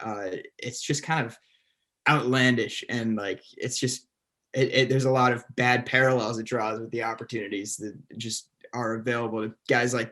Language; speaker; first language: English; native; English